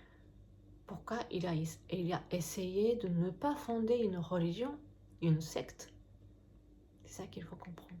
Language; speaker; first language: French; non-native, fluent; Japanese